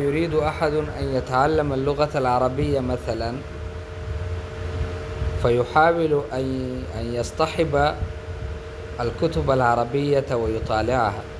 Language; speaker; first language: Arabic; non-native, fluent; Urdu